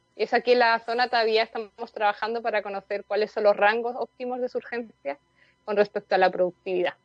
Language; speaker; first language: Spanish; native; Spanish